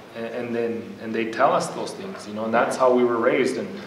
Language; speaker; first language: English; native; English